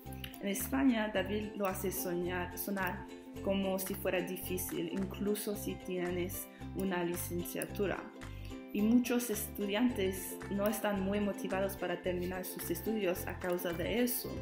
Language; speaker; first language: Spanish; non-native, learner; English